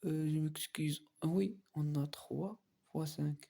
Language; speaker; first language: French; non-native, local second language; Arabic